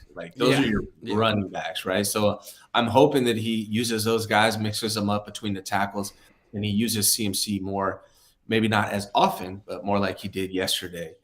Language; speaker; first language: English; native; English